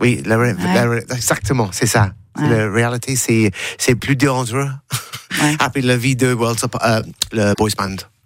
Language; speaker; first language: French; non-native, learner; English